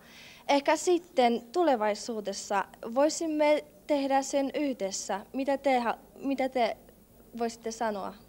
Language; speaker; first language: Finnish; non-native, fluent; Polish